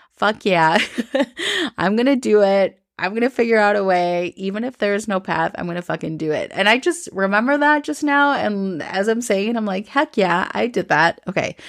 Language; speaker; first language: English; early bilingual, other home language; Spanish